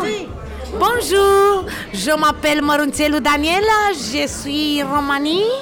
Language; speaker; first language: French; non-native, learner; Romanian